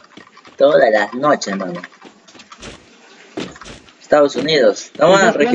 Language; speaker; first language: Spanish; native; Spanish